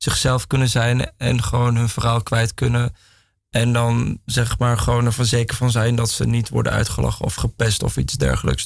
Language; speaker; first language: Dutch; native; Dutch